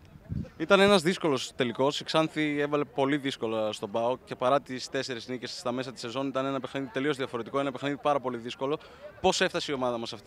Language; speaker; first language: Greek; native; Greek